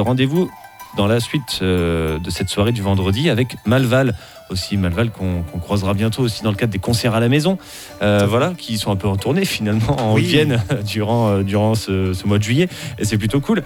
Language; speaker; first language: French; native; French